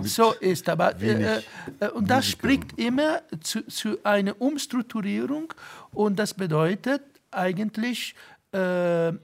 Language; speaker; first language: German; non-native, fluent; Italian